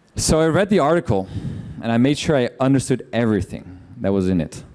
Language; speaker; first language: English; non-native, fluent; Dutch